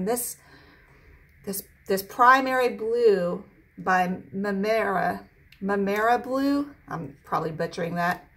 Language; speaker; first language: English; native; English